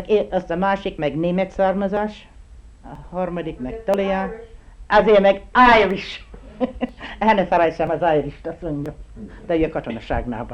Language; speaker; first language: Hungarian; early bilingual, heritage; Hungarian